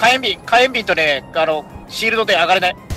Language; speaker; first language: Japanese; native; Japanese